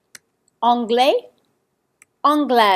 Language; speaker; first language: French; non-native, fluent; English